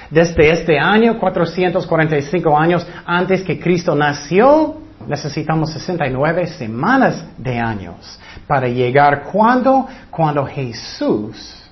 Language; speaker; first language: Spanish; non-native, fluent; English